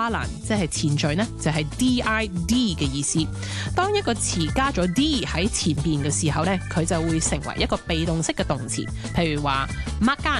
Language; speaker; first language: Cantonese; early bilingual, heritage; Cantonese